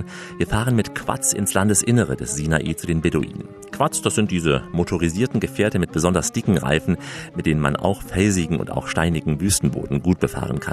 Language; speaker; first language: German; native; German